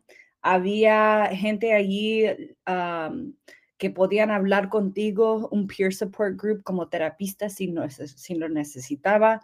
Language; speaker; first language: Spanish; early bilingual, heritage; English